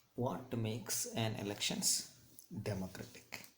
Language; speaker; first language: English; non-native, local second language; Kannada